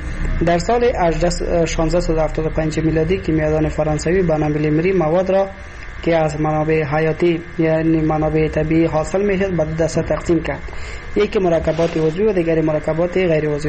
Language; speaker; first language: Persian; native; Persian